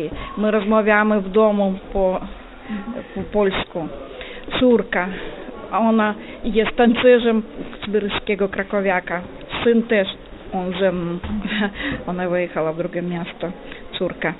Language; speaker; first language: Polish; non-native, learner; Russian